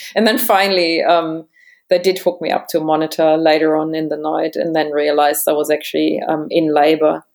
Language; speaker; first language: English; non-native, fluent; German